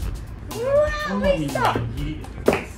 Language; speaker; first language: Japanese; native; Japanese